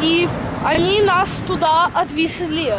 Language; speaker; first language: Russian; early bilingual, heritage; Russian